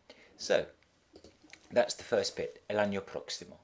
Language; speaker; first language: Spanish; non-native, fluent; English